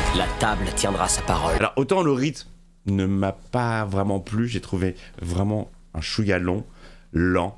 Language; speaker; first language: French; native; French